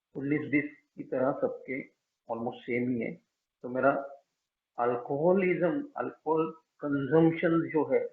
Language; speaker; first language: Hindi; non-native, local second language; Marathi